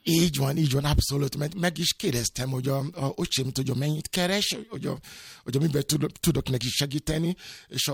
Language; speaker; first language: Hungarian; non-native, fluent; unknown